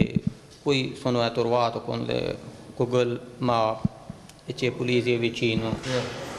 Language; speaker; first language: Italian; non-native, learner; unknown